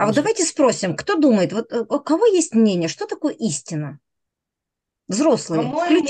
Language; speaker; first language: Russian; native; Russian